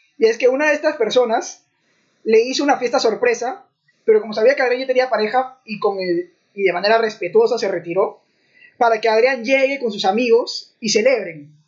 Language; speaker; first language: Spanish; native; Spanish